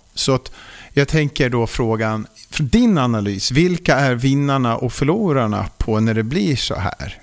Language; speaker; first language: Swedish; native; Swedish